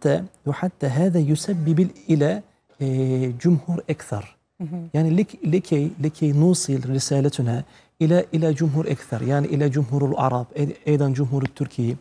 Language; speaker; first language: Arabic; non-native, fluent; Turkish